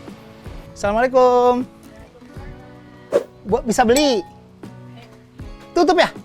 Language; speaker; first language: Indonesian; native; Indonesian